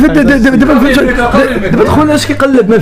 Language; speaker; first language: Arabic; native; Arabic